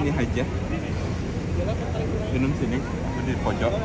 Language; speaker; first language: Indonesian; native; Indonesian